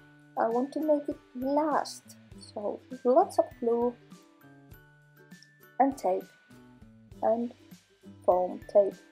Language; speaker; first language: English; non-native, fluent; Finnish